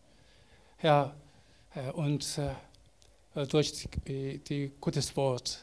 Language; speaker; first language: German; non-native, learner; Korean